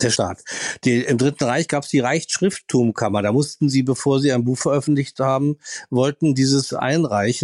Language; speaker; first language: German; native; German